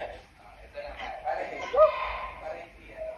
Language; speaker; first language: Filipino; native; Filipino